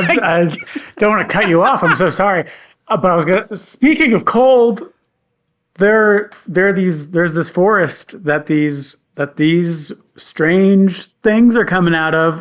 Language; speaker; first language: English; native; English